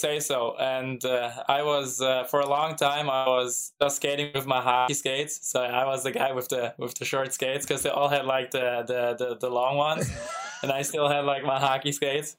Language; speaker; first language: English; non-native, fluent; German